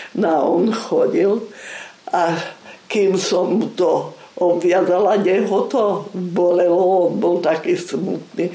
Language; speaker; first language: Slovak; non-native, local second language; Rusyn